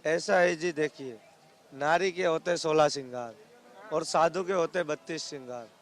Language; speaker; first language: Hindi; non-native, local second language; Gujarati